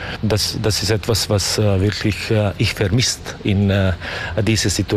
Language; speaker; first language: German; non-native, learner; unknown